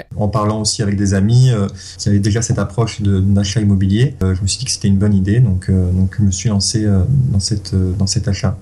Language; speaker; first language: French; native; French